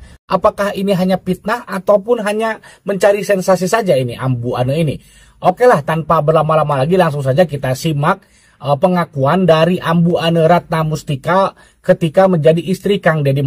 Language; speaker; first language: Indonesian; native; Indonesian